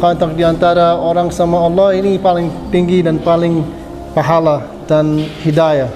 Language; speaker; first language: Indonesian; non-native, fluent; English